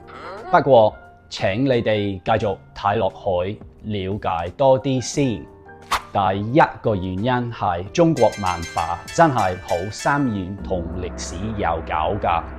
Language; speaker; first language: Cantonese; non-native, fluent; English